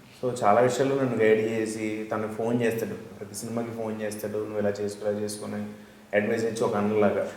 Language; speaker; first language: Telugu; native; Telugu